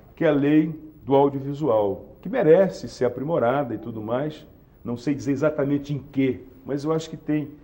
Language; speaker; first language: Portuguese; native; Portuguese